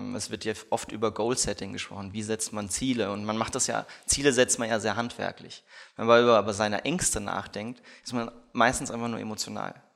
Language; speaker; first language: German; early bilingual, other home language; Russian